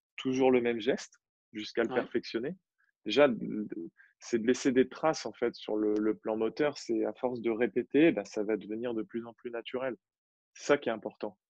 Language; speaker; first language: French; native; French